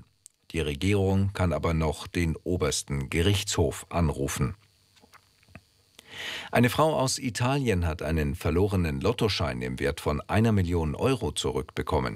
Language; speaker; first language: German; native; German